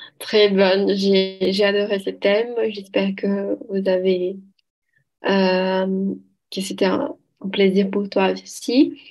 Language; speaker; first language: French; non-native, learner; Portuguese